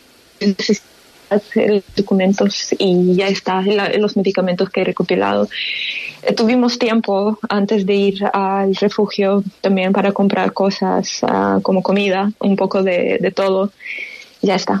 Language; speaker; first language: Spanish; non-native, fluent; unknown